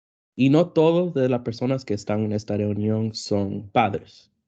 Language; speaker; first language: Spanish; early bilingual, other home language; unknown